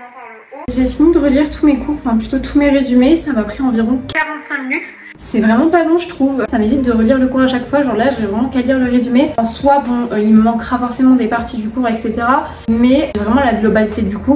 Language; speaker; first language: French; native; French